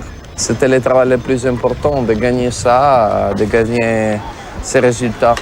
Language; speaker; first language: French; non-native, fluent; Italian